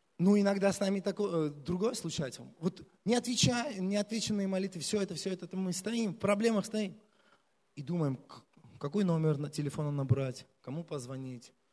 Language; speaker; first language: Russian; non-native, local second language; Armenian